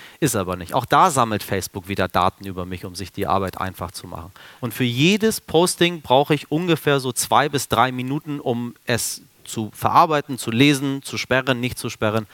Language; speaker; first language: German; early bilingual, other home language; Persian